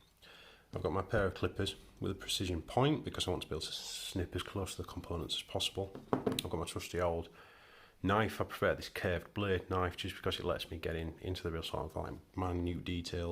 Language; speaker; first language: English; native; English